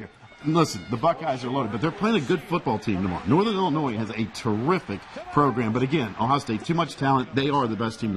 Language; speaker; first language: English; native; English